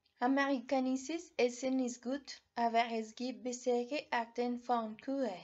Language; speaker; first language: German; non-native, learner; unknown